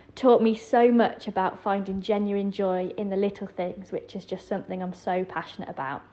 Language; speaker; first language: English; native; English